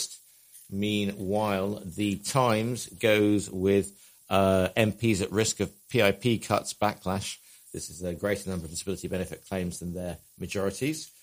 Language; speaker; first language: English; native; English